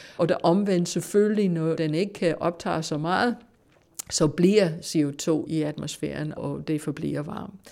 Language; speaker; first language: Danish; non-native, fluent; English